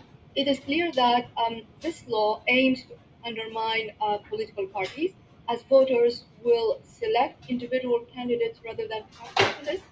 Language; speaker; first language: English; non-native, local second language; Arabic